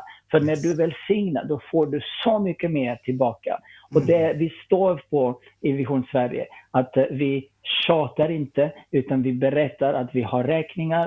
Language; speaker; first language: Swedish; non-native, fluent; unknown